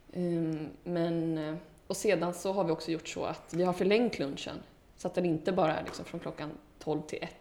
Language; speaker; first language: Swedish; early bilingual, heritage; Swedish